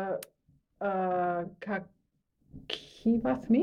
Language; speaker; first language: Greek; non-native, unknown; German